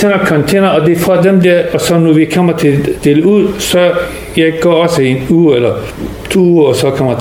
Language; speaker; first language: Danish; non-native, learner; Persian